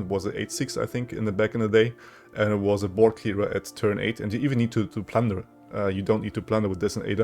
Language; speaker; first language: English; non-native, fluent; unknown